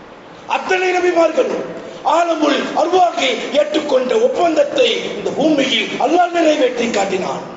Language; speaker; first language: Tamil; native; Tamil